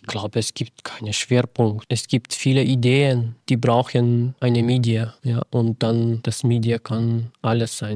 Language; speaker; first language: German; non-native, fluent; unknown